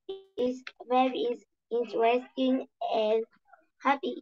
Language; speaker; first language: English; non-native, learner; Vietnamese